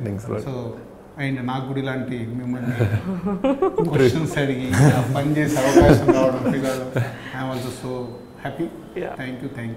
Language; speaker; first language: Telugu; native; Telugu